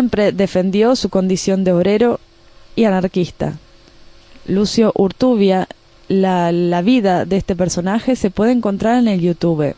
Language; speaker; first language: Spanish; native; Spanish